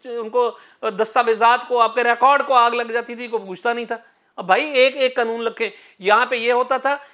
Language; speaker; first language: Urdu; non-native, local second language; Punjabi